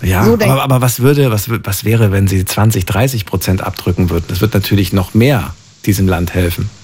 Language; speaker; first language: German; native; German